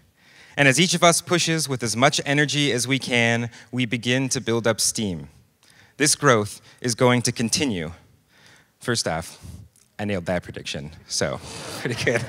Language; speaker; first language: English; native; English